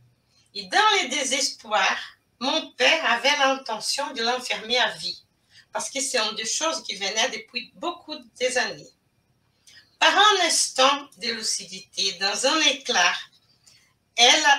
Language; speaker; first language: French; non-native, fluent; Portuguese